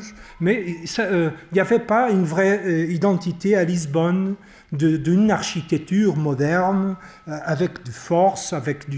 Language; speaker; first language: French; non-native, fluent; Portuguese